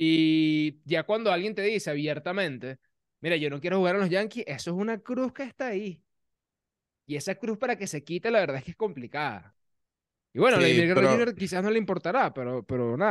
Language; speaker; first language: Spanish; native; Spanish